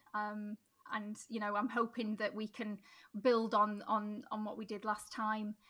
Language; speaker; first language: English; native; English